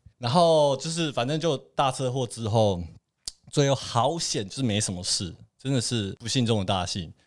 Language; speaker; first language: Chinese; early bilingual, heritage; Chinese